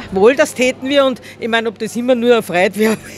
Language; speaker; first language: German; native; German